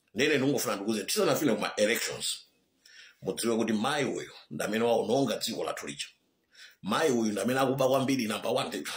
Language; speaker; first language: Nyanja; native; Nyanja